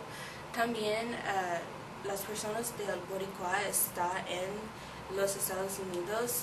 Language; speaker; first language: Spanish; non-native, learner; English